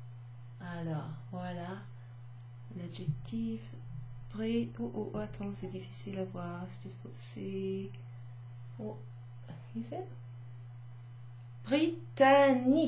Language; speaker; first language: French; non-native, fluent; English